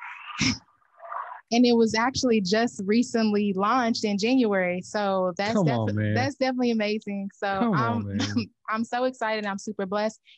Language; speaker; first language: English; native; English